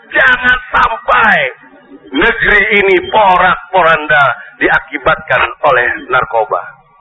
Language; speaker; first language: Indonesian; non-native, local second language; Banjar